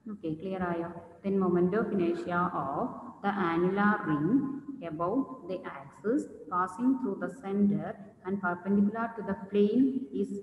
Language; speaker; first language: English; non-native, local second language; Malayalam